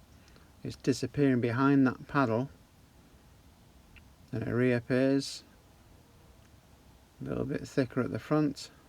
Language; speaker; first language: English; native; English